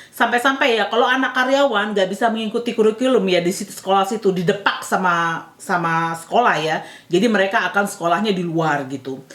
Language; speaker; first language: Indonesian; native; Indonesian